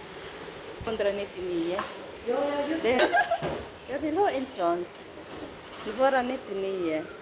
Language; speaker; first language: Swedish; non-native, learner; Filipino